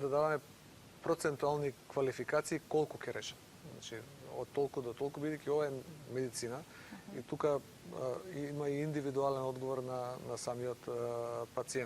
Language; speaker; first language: Macedonian; native; Macedonian